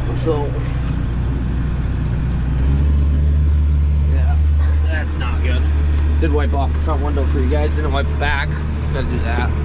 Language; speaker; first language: English; native; English